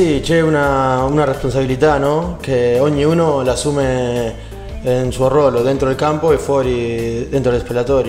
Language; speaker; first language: Italian; non-native, learner; Spanish